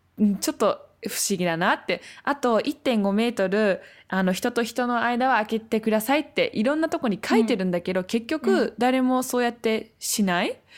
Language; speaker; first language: Japanese; early bilingual, heritage; German